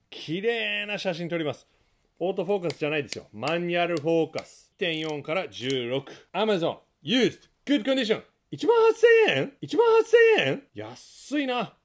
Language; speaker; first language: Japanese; non-native, fluent; English